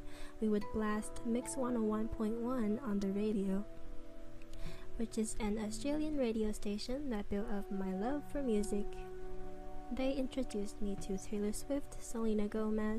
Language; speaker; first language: English; non-native, fluent; Chinese